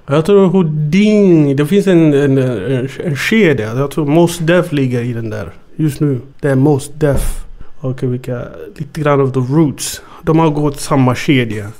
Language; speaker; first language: Swedish; early bilingual, other home language; Amharic